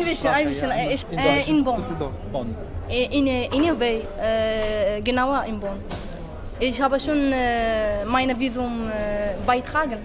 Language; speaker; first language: German; non-native, learner; Arabic